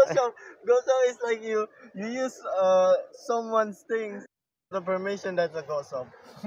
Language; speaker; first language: English; non-native, learner; Indonesian